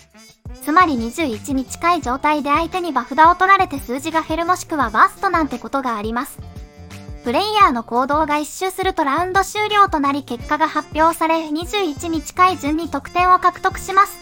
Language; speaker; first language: Japanese; native; Japanese